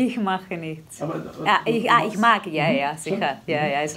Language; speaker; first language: German; non-native, learner; Portuguese